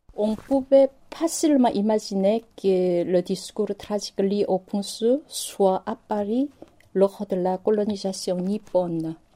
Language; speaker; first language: French; non-native, fluent; Korean